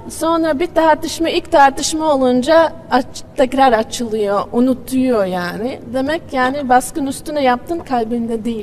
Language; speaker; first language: Turkish; non-native, fluent; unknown